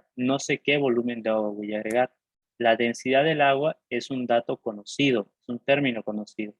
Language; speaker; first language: Spanish; native; Spanish